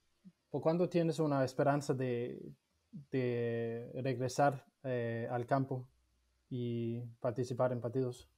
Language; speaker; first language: Spanish; non-native, learner; Danish